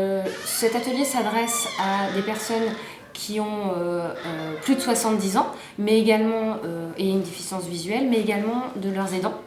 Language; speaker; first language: French; native; French